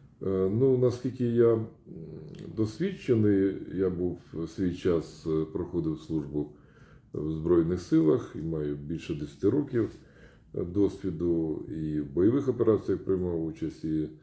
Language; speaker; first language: Ukrainian; native; Ukrainian